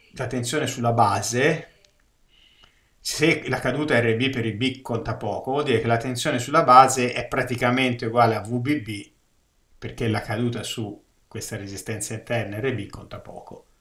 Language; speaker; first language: Italian; native; Italian